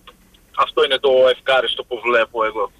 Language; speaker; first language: Greek; non-native, fluent; Portuguese